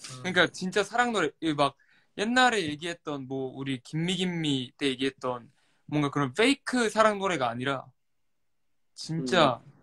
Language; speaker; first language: Korean; early bilingual, heritage; Korean